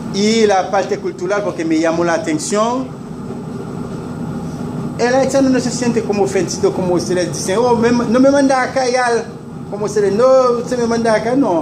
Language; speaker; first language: Spanish; non-native, fluent; Haitian Creole